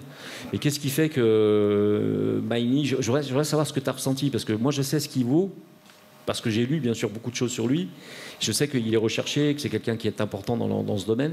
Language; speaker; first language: French; native; French